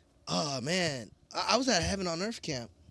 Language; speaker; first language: English; native; English